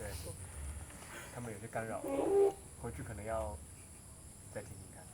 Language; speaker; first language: Chinese; native; Chinese